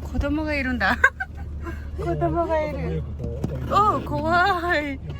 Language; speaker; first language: Japanese; non-native, fluent; Mongolian